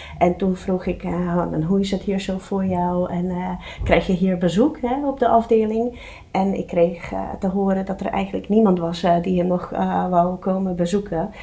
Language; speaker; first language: Dutch; non-native, fluent; Czech